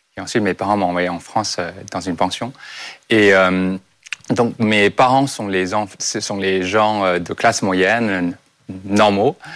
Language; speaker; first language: French; non-native, fluent; Chinese